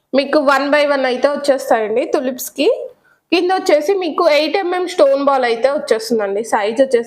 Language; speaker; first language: Telugu; native; Telugu